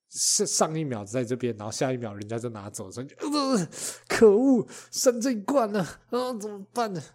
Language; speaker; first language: Chinese; native; Chinese